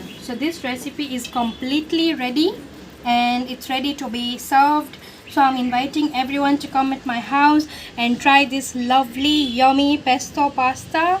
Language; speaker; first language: English; non-native, local second language; Gujarati